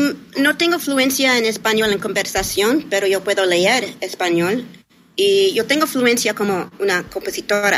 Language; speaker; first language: Spanish; non-native, learner; English